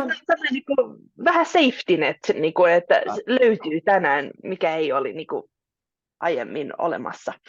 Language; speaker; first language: Finnish; non-native, local second language; Swedish